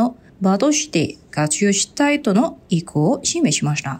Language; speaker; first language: Japanese; non-native, fluent; Indonesian